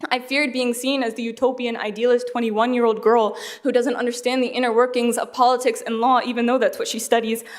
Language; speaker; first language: English; early bilingual, other home language; Arabic